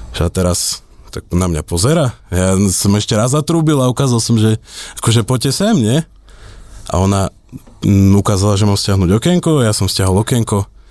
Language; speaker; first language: Slovak; native; Slovak